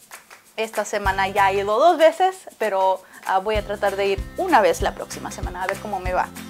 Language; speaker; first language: Spanish; early bilingual, heritage; Spanish